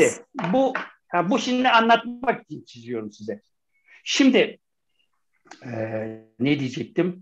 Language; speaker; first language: Turkish; native; Turkish